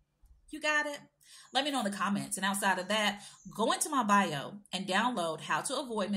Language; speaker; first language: English; native; English